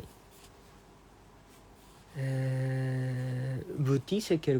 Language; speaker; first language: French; non-native, learner; Japanese